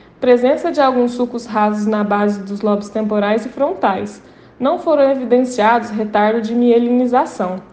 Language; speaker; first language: Portuguese; native; Portuguese